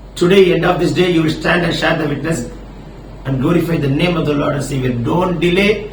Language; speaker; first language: English; non-native, local second language; Tamil